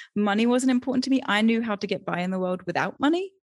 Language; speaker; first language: English; native; English